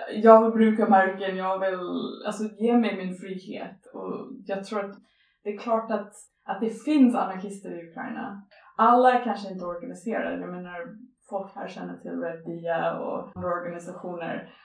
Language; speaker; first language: Swedish; non-native, fluent; English